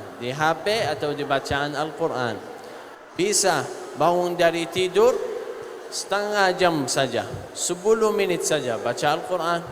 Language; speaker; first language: Indonesian; non-native, learner; Arabic